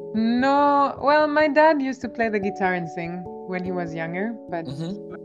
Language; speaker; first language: English; non-native, fluent; Albanian